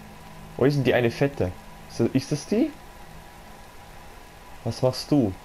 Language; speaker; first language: German; native; German